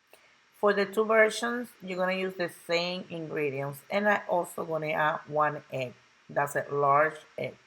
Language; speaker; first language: English; non-native, local second language; Spanish